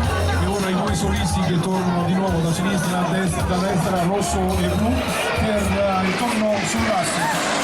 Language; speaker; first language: Italian; native; Italian